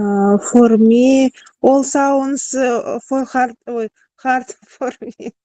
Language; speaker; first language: English; non-native, learner; Russian